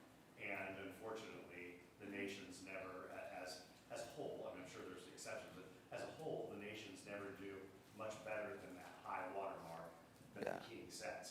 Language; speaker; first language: English; native; English